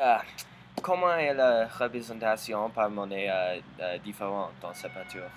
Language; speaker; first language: French; non-native, learner; English